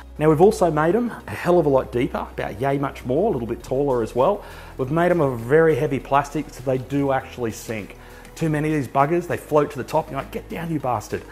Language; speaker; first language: English; native; English